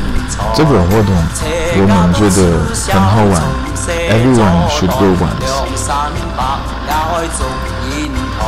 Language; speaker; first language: Chinese; non-native, learner; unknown